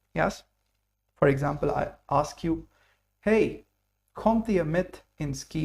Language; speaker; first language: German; non-native, fluent; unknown